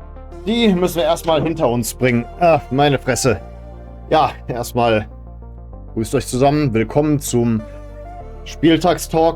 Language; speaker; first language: German; native; German